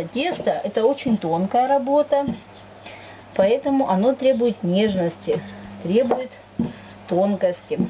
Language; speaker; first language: Russian; native; Russian